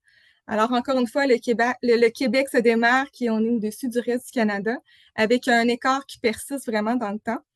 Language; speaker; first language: French; native; French